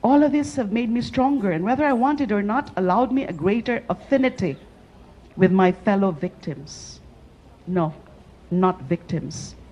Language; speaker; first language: English; non-native, local second language; Filipino